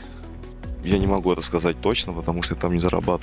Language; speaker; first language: Russian; non-native, fluent; Greek